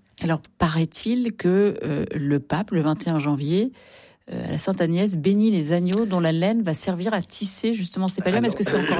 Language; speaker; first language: French; native; French